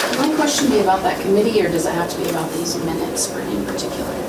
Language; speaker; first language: English; non-native, fluent; German